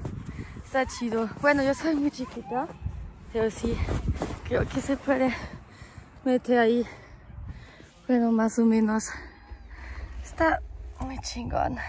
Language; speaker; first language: Spanish; non-native, fluent; German